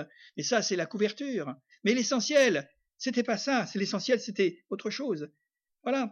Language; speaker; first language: French; native; French